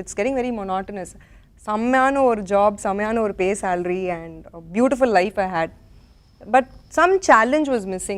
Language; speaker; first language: Tamil; non-native, local second language; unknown